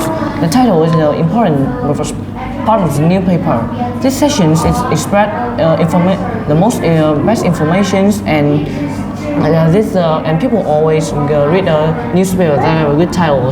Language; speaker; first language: English; non-native, learner; Vietnamese